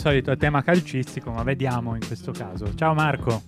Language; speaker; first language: Italian; native; Italian